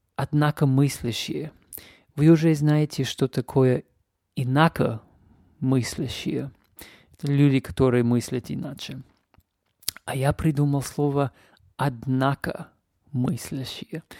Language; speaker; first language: Russian; non-native, fluent; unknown